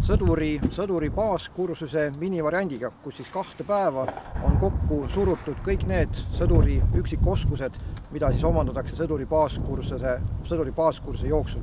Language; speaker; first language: Estonian; native; Estonian